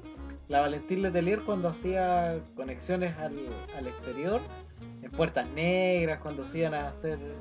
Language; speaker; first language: Spanish; native; Spanish